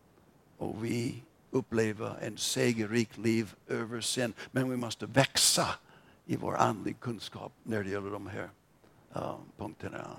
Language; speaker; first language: Swedish; non-native, fluent; English